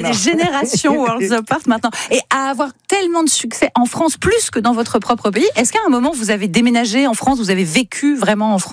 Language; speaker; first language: French; native; French